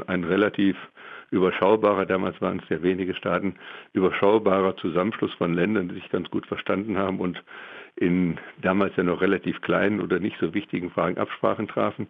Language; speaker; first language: German; native; German